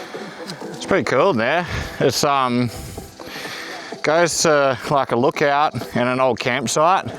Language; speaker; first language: English; native; English